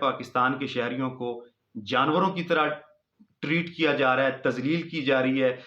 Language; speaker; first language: Urdu; non-native, local second language; Punjabi